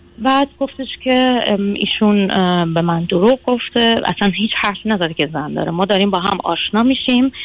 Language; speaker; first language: Persian; early bilingual, heritage; Persian